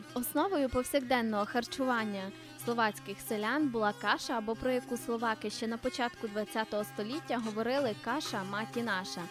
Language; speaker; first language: Ukrainian; native; Ukrainian